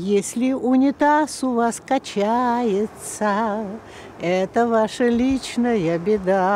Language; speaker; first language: Russian; native; Russian